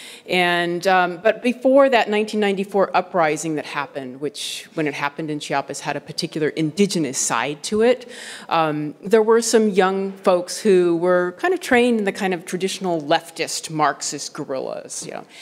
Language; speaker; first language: English; native; English